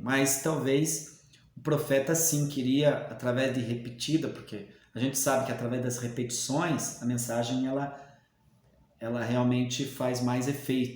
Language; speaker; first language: Portuguese; native; Portuguese